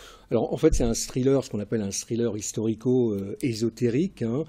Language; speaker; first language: French; native; French